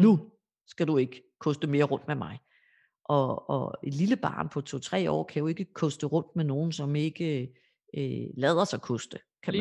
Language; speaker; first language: Danish; native; Danish